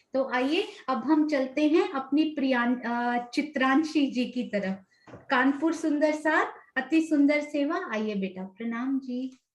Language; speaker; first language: Hindi; native; Hindi